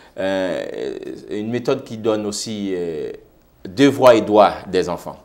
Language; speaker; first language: French; non-native, local second language; Haitian Creole